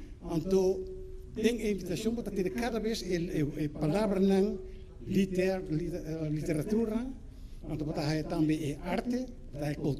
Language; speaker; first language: Spanish; non-native, learner; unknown